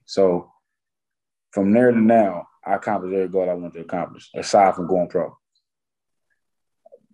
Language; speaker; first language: English; native; English